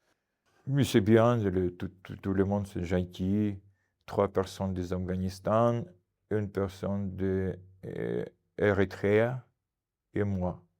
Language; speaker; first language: French; non-native, fluent; Russian